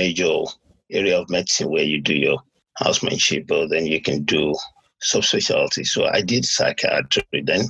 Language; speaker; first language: English; non-native, local second language; Yoruba